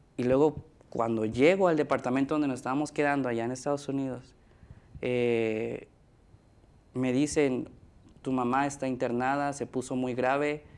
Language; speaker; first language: Spanish; native; Spanish